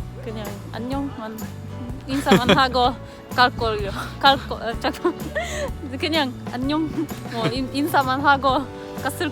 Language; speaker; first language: Korean; non-native, fluent; Polish